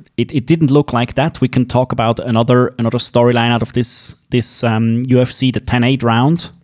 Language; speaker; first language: English; non-native, fluent; German